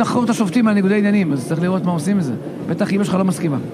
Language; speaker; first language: Hebrew; native; Hebrew